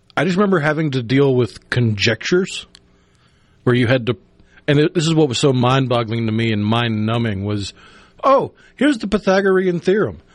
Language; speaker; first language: English; native; English